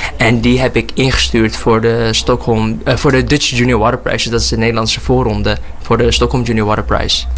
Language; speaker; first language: Dutch; early bilingual, other home language; Burmese